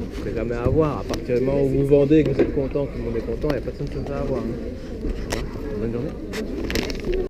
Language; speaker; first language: French; native; French